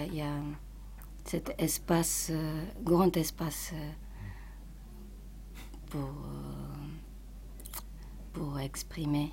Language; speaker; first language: French; non-native, fluent; Japanese